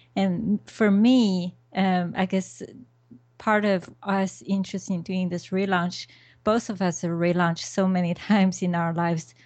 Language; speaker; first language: English; non-native, fluent; Chinese